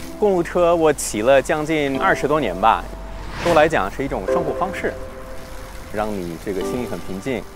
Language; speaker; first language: Chinese; non-native, fluent; French